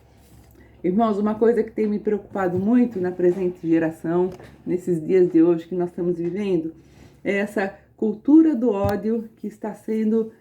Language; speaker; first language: Portuguese; native; Portuguese